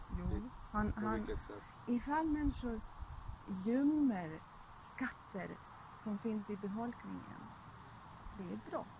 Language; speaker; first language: Swedish; non-native, fluent; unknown